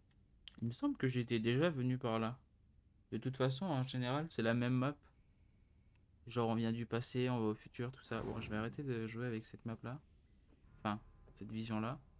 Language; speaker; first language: French; native; French